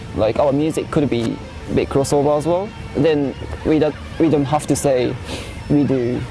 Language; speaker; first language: English; non-native, learner; Japanese